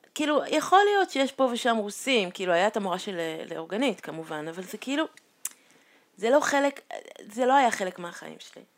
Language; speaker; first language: Hebrew; native; Hebrew